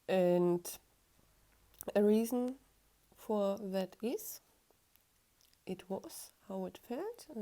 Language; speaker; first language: English; non-native, fluent; German